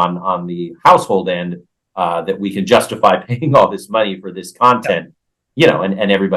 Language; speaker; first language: English; native; English